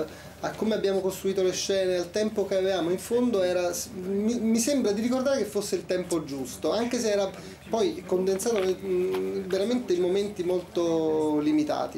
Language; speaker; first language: Italian; native; Italian